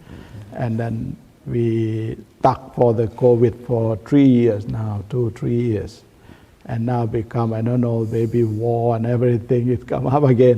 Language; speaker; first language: English; non-native, learner; Thai